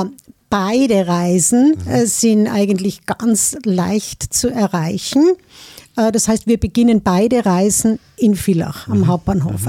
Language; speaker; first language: German; native; German